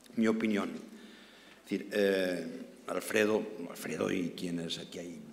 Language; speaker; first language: Spanish; non-native, local second language; Catalan